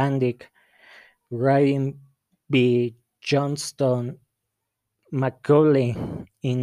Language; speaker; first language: English; non-native, learner; Spanish